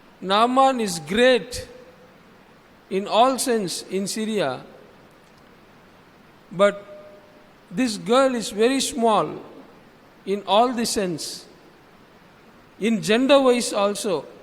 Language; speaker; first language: English; non-native, local second language; Tamil